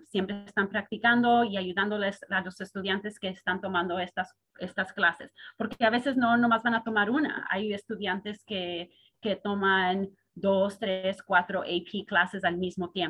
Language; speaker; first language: Spanish; early bilingual, heritage; Spanish